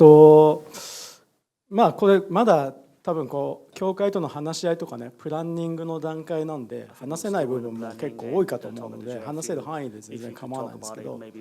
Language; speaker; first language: Japanese; native; Japanese